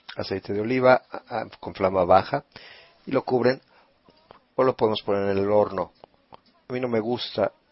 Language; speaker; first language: Spanish; non-native, fluent; Italian